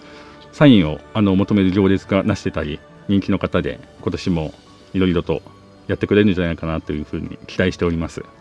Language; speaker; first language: Japanese; native; Japanese